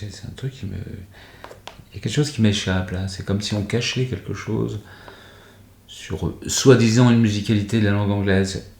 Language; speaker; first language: French; native; French